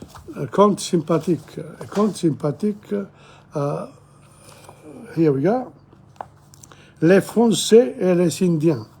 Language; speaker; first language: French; non-native, fluent; English